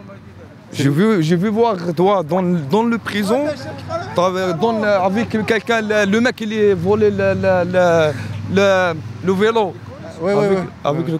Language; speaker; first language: French; non-native, learner; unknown